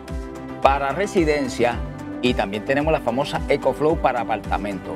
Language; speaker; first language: Spanish; native; Spanish